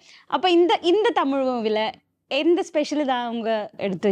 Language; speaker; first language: Tamil; non-native, local second language; Malayalam